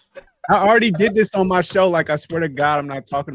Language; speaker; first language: English; native; English